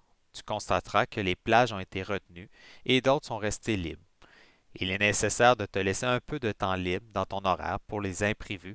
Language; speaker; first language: French; native; French